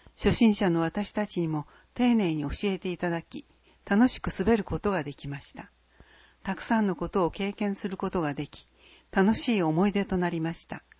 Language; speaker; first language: Japanese; native; Japanese